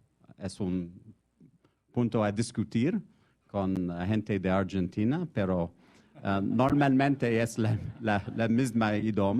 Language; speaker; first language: Spanish; non-native, fluent; French